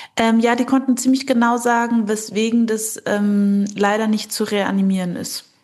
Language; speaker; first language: German; early bilingual, other home language; French